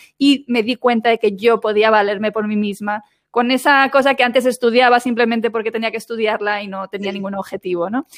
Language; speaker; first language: Spanish; native; Spanish